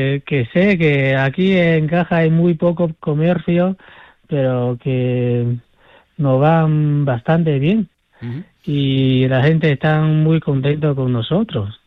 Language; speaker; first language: Spanish; non-native, fluent; Chinese